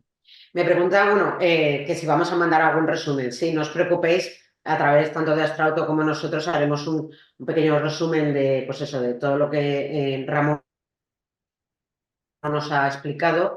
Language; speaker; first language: Spanish; native; Spanish